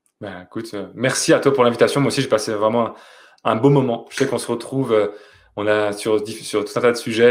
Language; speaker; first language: French; native; French